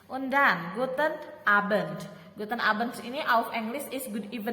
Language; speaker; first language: German; non-native, fluent; Indonesian